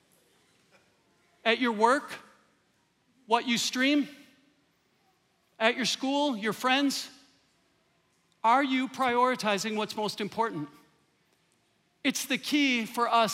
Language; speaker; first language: English; native; English